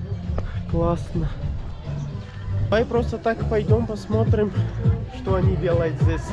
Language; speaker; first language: Russian; non-native, learner; Urdu